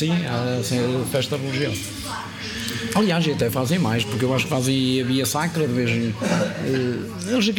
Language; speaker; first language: Portuguese; native; Portuguese